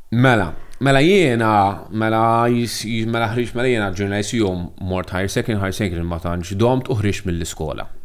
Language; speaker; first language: Maltese; non-native, local second language; English